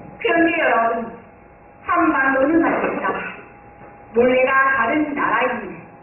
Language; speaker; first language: Korean; non-native, fluent; Japanese